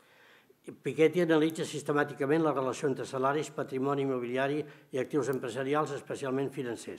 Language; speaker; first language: Catalan; native; Catalan